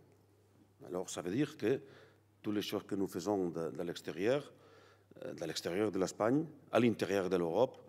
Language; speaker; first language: French; non-native, learner; Catalan